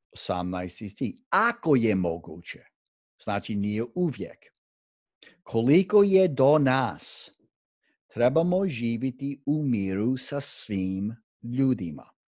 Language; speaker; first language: Croatian; early bilingual, heritage; Croatian